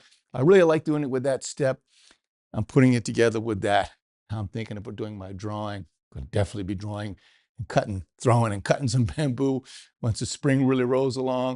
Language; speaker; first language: English; native; English